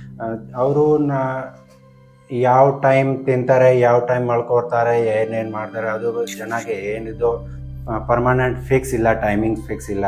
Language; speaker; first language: Kannada; non-native, local second language; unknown